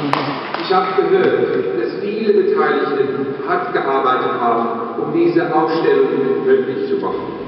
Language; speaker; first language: German; non-native, fluent; Dutch